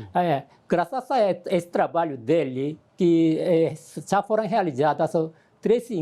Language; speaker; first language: Portuguese; non-native, learner; Korean